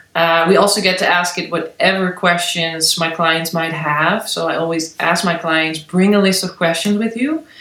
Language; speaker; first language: English; non-native, fluent; Dutch